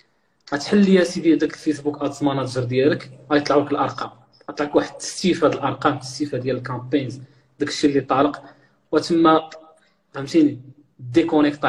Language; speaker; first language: Arabic; native; Arabic